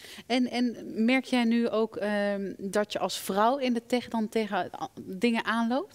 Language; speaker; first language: Dutch; native; Dutch